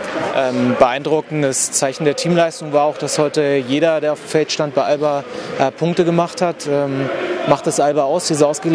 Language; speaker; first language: German; native; German